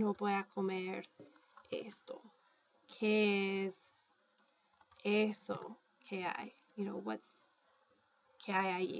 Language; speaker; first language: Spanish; non-native, fluent; English